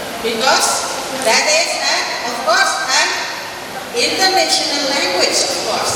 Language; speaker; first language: English; non-native, fluent; Indonesian